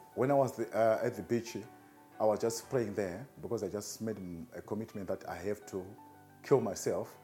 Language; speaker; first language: English; non-native, local second language; Shona